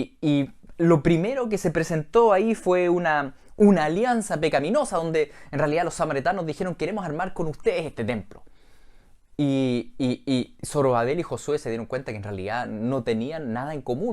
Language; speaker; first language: Spanish; native; Spanish